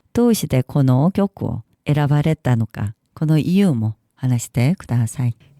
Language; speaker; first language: Japanese; non-native, learner; Korean